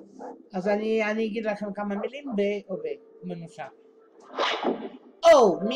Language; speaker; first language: Hebrew; non-native, fluent; Russian